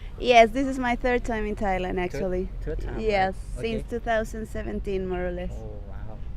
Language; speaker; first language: English; non-native, fluent; Spanish